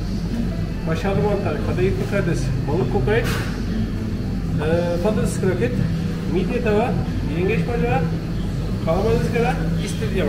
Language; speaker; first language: Turkish; native; Turkish